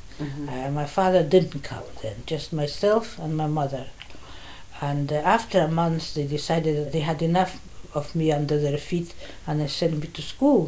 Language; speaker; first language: English; non-native, fluent; Polish